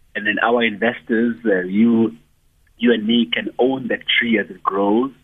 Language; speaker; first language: English; non-native, local second language; Zulu